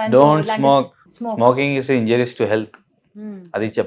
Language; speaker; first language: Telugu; non-native, local second language; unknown